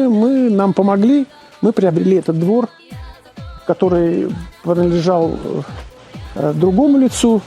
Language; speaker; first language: Russian; native; Russian